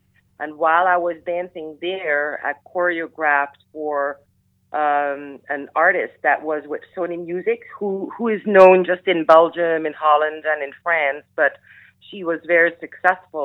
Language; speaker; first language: English; non-native, fluent; Dutch